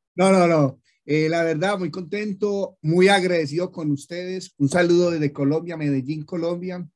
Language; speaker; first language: Spanish; native; Spanish